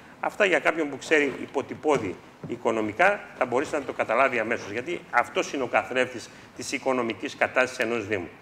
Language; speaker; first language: Greek; native; Greek